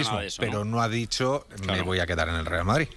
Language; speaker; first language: Spanish; native; Spanish